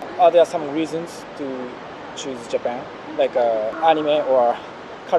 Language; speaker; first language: English; non-native, fluent; Japanese